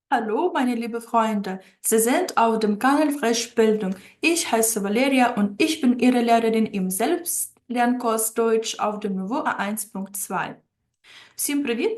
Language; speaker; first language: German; non-native, fluent; Ukrainian